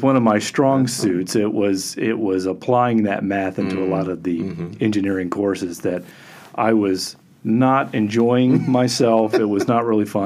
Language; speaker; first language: English; native; English